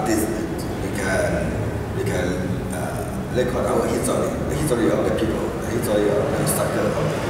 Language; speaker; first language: English; non-native, learner; Thai